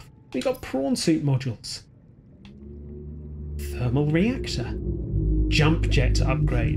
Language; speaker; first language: English; native; English